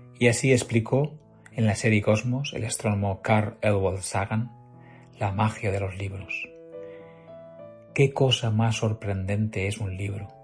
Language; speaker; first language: Spanish; native; Spanish